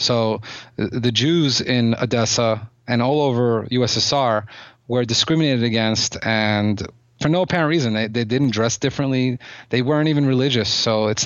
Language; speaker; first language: English; native; English